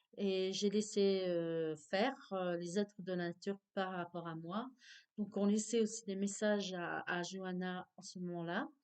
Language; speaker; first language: French; native; French